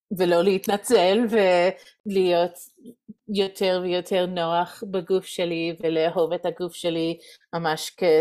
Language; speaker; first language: Hebrew; non-native, fluent; English